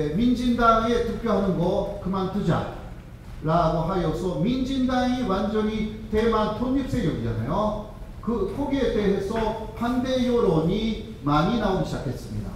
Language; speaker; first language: Korean; non-native, fluent; Japanese